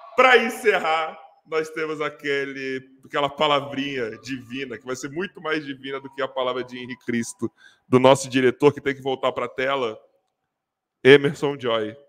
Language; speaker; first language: Portuguese; native; Portuguese